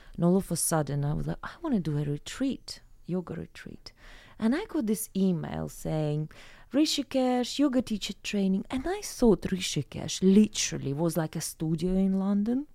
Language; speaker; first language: English; non-native, fluent; Ukrainian